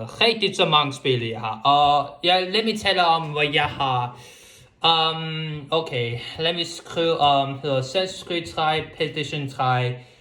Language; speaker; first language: Danish; non-native, local second language; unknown